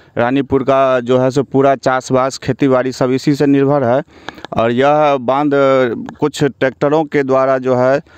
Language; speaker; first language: Hindi; native; Hindi